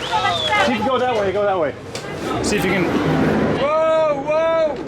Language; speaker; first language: English; native; English